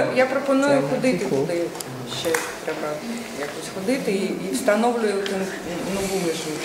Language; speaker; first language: Ukrainian; non-native, local second language; Russian